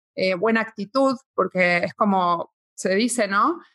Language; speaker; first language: Spanish; native; Spanish